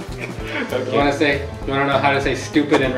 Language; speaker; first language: English; early bilingual, heritage; English